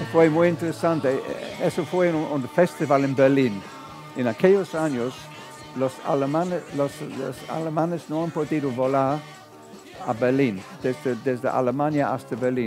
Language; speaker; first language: Spanish; non-native, fluent; English